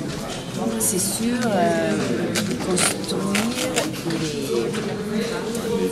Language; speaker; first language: French; non-native, local second language; German